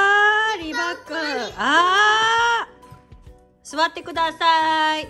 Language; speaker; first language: Japanese; native; Japanese